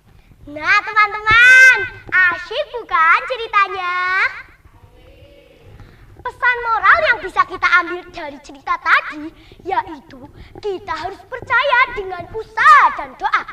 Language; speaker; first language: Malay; non-native, local second language; Javanese